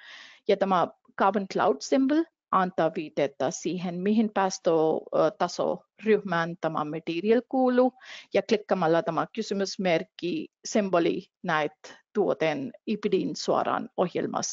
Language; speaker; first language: Finnish; non-native, fluent; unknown